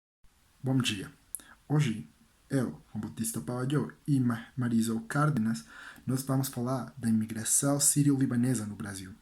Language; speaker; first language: Portuguese; non-native, learner; Spanish